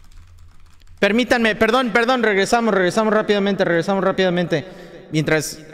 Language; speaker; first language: Spanish; native; Spanish